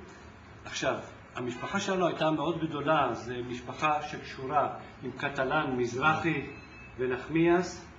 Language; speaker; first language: Hebrew; non-native, fluent; Ladino